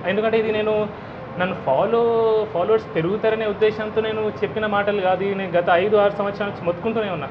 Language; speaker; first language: Telugu; non-native, local second language; Hindi